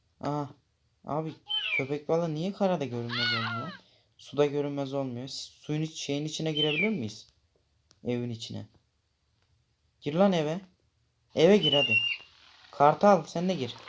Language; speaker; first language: Turkish; native; Turkish